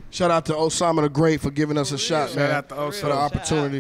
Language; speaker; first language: English; native; English